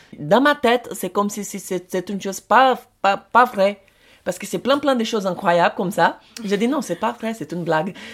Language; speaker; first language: French; non-native, learner; Portuguese